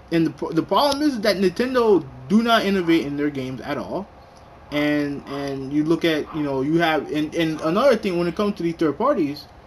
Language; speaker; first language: English; native; English